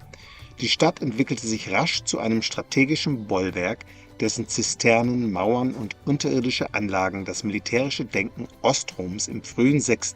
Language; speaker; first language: German; native; German